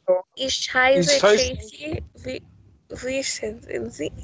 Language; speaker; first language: German; non-native, learner; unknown